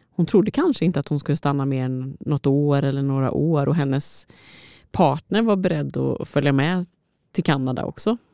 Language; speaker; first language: Swedish; native; Swedish